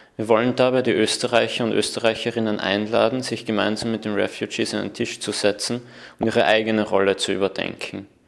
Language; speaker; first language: German; native; German